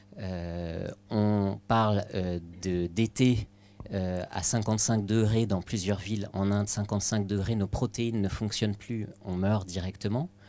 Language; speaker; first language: French; native; French